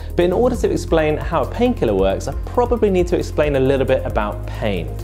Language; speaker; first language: English; native; English